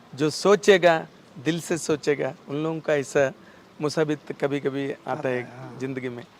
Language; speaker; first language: Hindi; non-native, local second language; Telugu